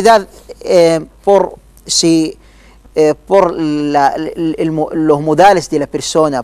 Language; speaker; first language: Spanish; non-native, learner; Arabic